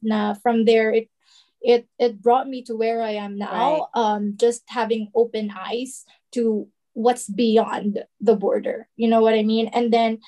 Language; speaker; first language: English; non-native, local second language; Filipino